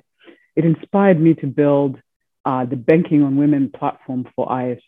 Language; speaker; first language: English; non-native, local second language; Shona